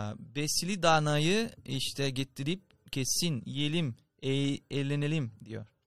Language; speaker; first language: Turkish; non-native, fluent; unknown